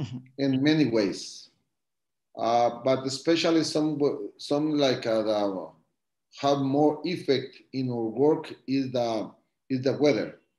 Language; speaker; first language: English; non-native, learner; Spanish